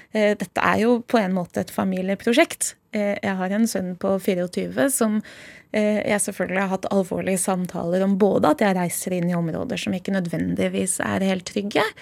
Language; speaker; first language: Norwegian; native; Norwegian